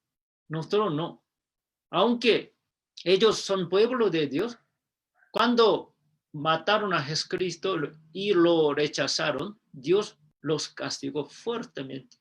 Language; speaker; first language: Spanish; non-native, fluent; Korean